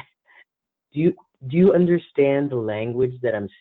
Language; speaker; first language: English; native; English